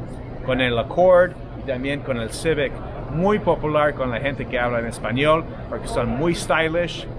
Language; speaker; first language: Spanish; non-native, fluent; English